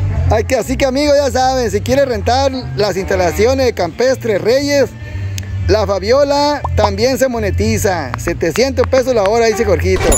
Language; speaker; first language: Spanish; native; Spanish